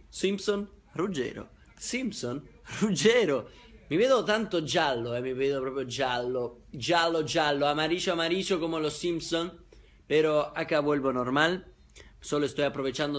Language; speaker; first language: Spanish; non-native, fluent; Italian